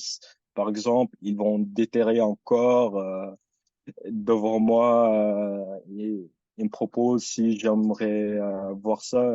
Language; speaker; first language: French; early bilingual, other home language; Filipino